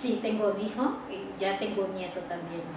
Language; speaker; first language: Spanish; non-native, local second language; Filipino